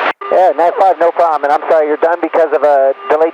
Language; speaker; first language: English; native; English